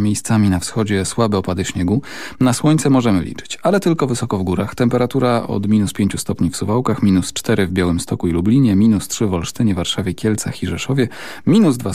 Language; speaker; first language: Polish; native; Polish